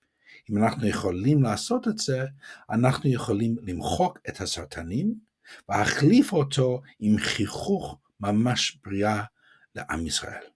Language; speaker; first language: Hebrew; non-native, fluent; English